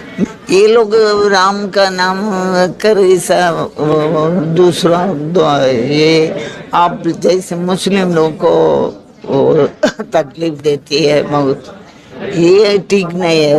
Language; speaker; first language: Hindi; non-native, local second language; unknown